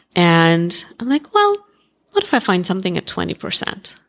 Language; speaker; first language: English; non-native, fluent; Russian